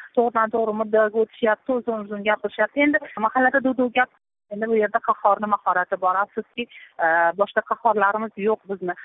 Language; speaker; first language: Uzbek; native; Uzbek